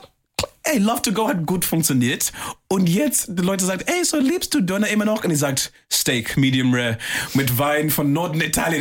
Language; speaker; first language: German; non-native, fluent; English